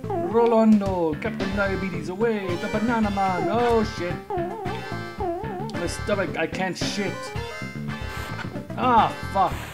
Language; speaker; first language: English; native; English